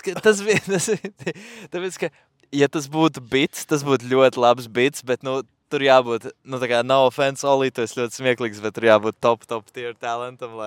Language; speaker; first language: Latvian; native; Latvian